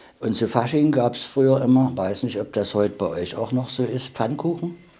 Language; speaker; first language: German; native; German